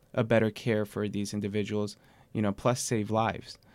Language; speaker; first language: English; native; English